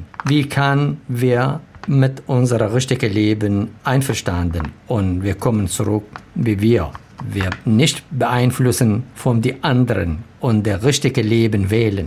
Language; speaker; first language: German; non-native, learner; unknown